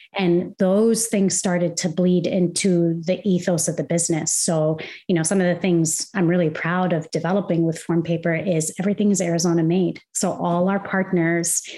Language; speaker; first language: English; non-native, fluent; Arabic